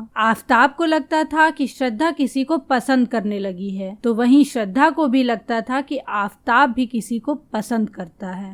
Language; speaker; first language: Hindi; native; Hindi